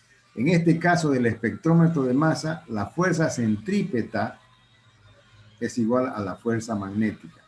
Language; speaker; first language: Spanish; native; Spanish